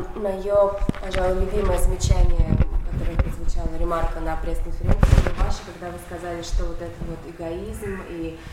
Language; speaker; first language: Russian; native; Russian